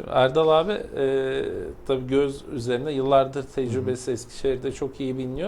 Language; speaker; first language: Turkish; native; Turkish